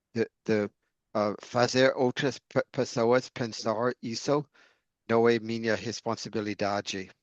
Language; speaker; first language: Portuguese; non-native, learner; English